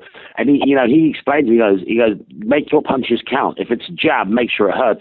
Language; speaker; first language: English; native; English